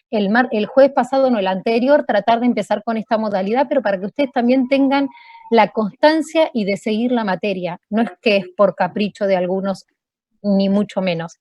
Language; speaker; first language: Spanish; native; Spanish